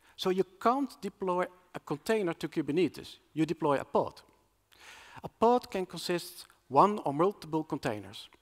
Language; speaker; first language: English; non-native, fluent; Dutch